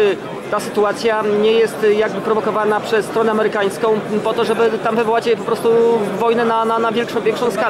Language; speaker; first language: Polish; native; Polish